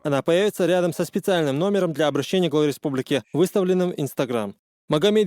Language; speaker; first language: Russian; native; Russian